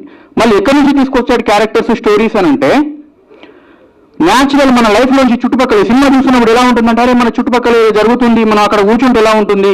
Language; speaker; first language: Telugu; native; Telugu